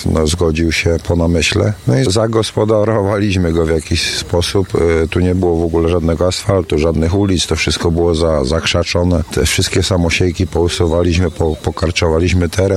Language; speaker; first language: Polish; native; Polish